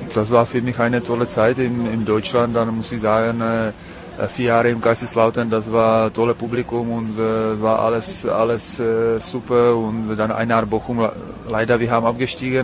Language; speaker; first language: German; non-native, fluent; Czech